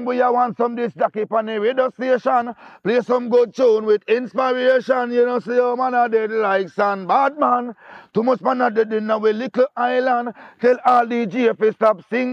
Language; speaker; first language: English; non-native, local second language; Jamaican Creole English